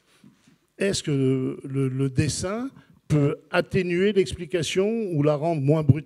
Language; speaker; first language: French; native; French